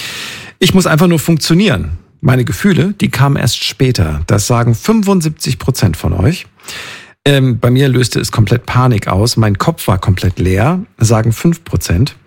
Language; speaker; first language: German; native; German